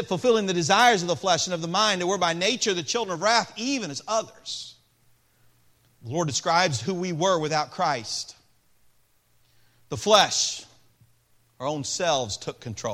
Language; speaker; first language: English; native; English